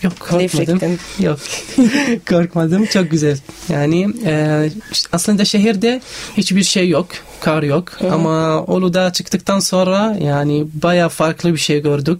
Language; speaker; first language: Turkish; non-native, learner; Arabic